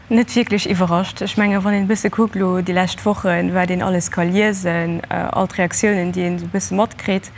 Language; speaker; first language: Luxembourgish; early bilingual, other home language; Kabuverdianu